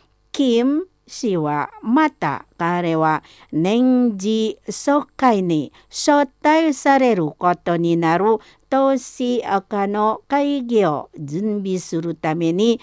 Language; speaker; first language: Japanese; non-native, fluent; Indonesian